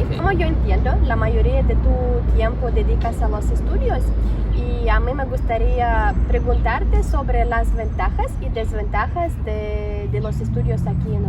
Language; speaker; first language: Spanish; non-native, fluent; Russian